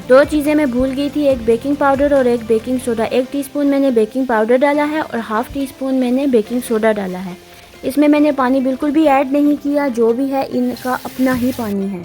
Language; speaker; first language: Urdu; native; Urdu